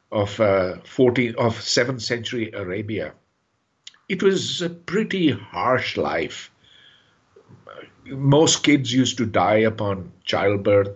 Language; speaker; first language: English; non-native, local second language; Urdu